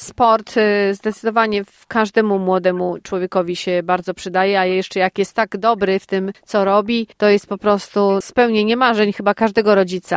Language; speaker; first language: Polish; native; Polish